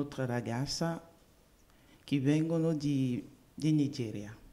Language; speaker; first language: Italian; non-native, learner; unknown